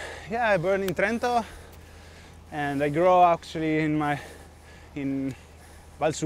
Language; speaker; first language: English; non-native, fluent; Italian